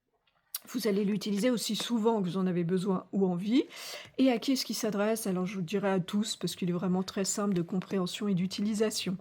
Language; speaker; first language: French; native; French